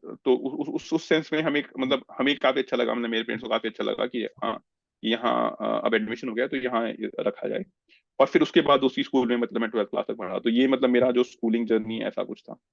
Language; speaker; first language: Hindi; native; Hindi